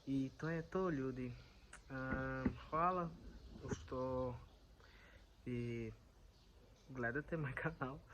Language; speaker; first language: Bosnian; non-native, learner; Portuguese